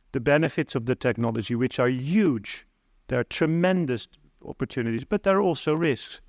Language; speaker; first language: English; non-native, fluent; Dutch